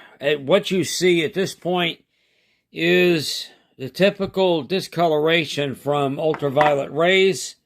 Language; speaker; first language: English; native; English